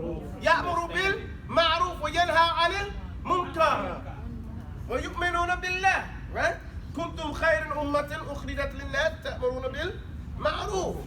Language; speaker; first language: Arabic; non-native, fluent; English